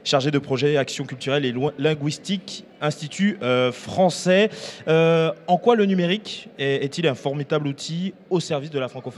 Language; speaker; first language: French; native; French